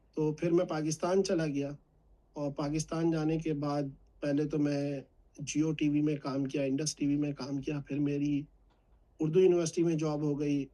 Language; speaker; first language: Urdu; native; Urdu